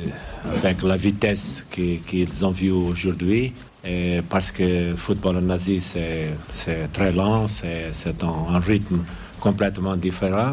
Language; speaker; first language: French; non-native, fluent; Portuguese